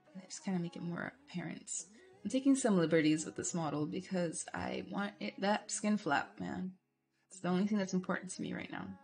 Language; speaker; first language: English; non-native, fluent; Portuguese